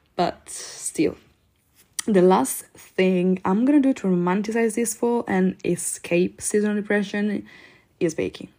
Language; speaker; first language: English; non-native, fluent; Italian